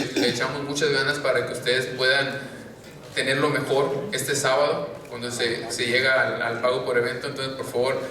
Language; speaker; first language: Spanish; early bilingual, heritage; Spanish